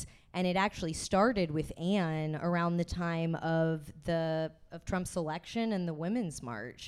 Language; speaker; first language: English; native; English